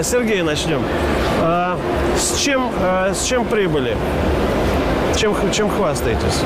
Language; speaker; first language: Russian; native; Russian